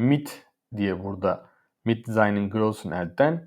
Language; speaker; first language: German; non-native, learner; Turkish